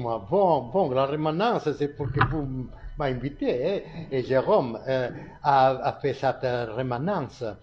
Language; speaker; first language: French; non-native, learner; Catalan